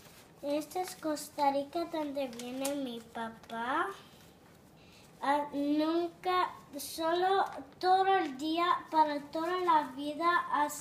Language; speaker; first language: Spanish; early bilingual, heritage; Spanish